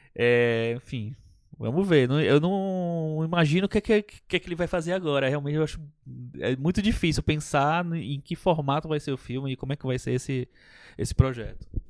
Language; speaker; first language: Portuguese; native; Portuguese